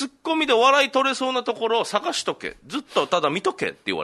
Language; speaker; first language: Japanese; native; Japanese